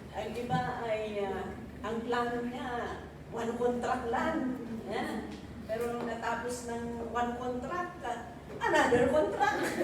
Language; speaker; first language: Filipino; non-native, local second language; Iloko